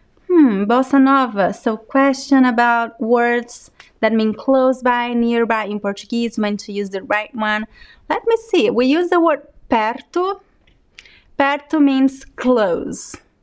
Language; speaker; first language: English; non-native, fluent; Portuguese